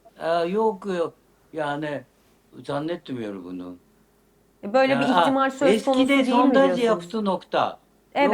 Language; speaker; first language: Turkish; non-native, learner; Japanese